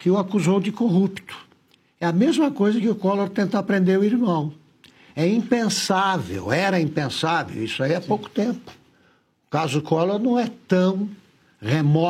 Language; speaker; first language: Portuguese; native; Portuguese